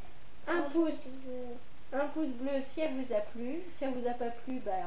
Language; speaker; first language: French; native; French